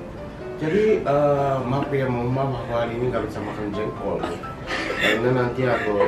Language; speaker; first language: Indonesian; non-native, fluent; Japanese